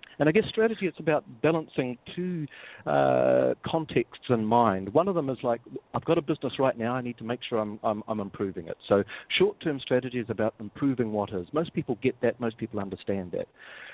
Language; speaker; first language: English; native; English